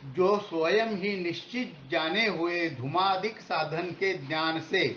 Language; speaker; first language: Hindi; non-native, local second language; Marathi